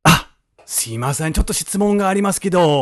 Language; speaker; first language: Japanese; non-native, learner; English